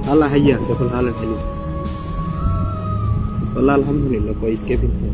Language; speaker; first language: Arabic; non-native, learner; Bangla